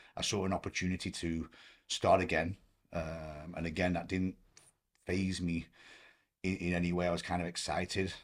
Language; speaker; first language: English; native; English